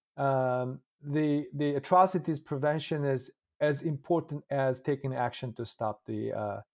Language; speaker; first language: English; non-native, fluent; Uyghur